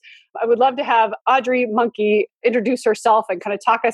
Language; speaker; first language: English; native; English